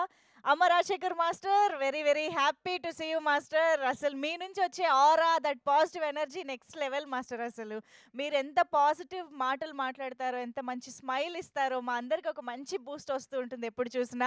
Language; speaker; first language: Telugu; native; Telugu